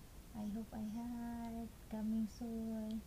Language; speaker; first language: English; non-native, local second language; Cebuano